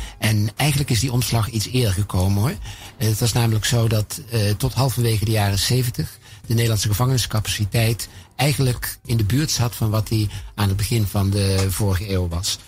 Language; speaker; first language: Dutch; native; Dutch